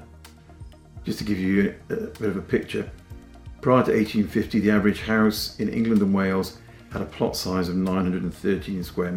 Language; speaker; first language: English; native; English